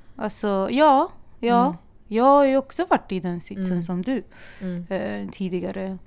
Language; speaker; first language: Swedish; native; Swedish